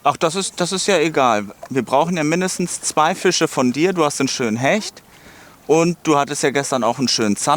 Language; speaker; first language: German; native; German